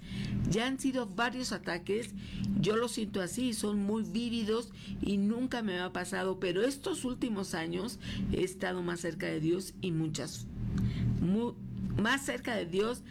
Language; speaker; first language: Spanish; native; Spanish